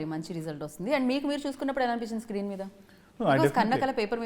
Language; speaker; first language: Telugu; native; Telugu